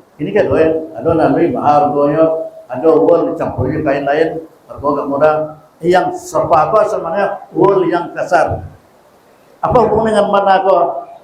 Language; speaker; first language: Malay; non-native, local second language; Minangkabau